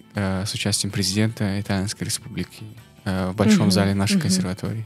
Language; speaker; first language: Russian; non-native, local second language; Persian